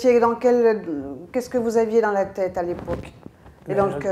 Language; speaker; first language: French; native; French